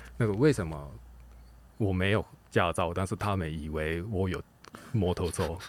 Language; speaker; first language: Chinese; non-native, fluent; Japanese